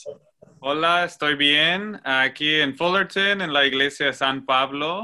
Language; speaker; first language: Spanish; non-native, fluent; English